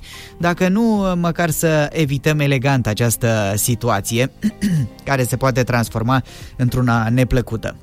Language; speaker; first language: Romanian; native; Romanian